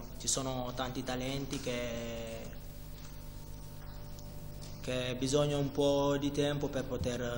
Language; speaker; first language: Italian; non-native, fluent; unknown